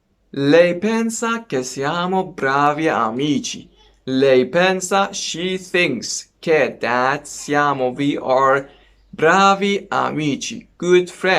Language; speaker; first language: Italian; non-native, fluent; Persian